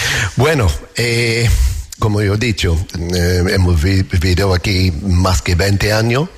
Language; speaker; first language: Spanish; non-native, learner; English